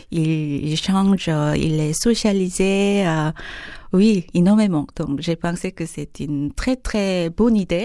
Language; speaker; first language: French; non-native, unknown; Korean